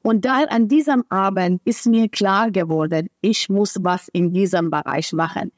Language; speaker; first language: German; non-native, fluent; Persian